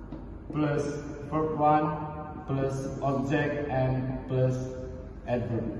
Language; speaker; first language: English; non-native, learner; Indonesian